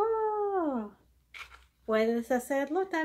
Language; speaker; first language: Spanish; early bilingual, heritage; Spanish